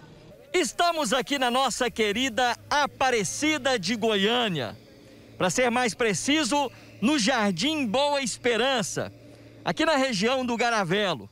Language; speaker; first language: Portuguese; native; Portuguese